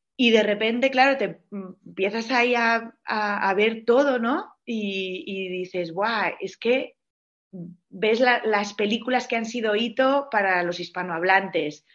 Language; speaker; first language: Spanish; native; Spanish